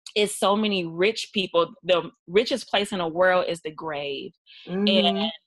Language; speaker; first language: English; native; English